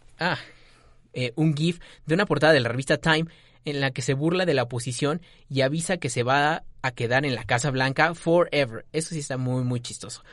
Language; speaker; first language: Spanish; native; Spanish